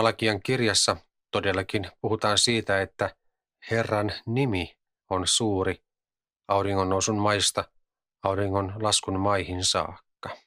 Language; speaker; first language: Finnish; native; Finnish